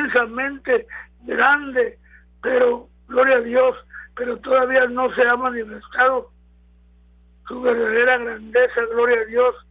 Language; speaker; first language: Spanish; native; Spanish